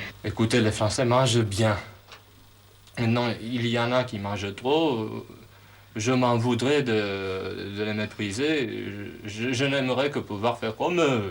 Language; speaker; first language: French; non-native, fluent; Romanian